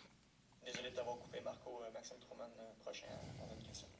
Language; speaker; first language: French; native; French